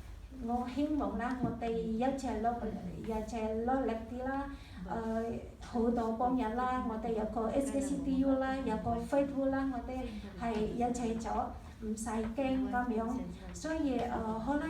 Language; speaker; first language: Cantonese; non-native, learner; Indonesian